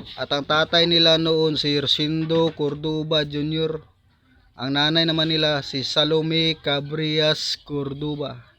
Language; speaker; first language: Filipino; non-native, local second language; Cebuano